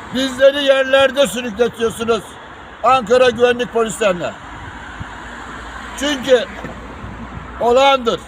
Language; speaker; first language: Turkish; native; Turkish